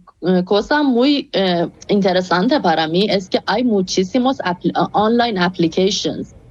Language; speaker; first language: Spanish; non-native, fluent; Persian